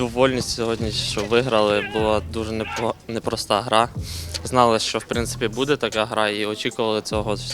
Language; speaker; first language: Ukrainian; native; Ukrainian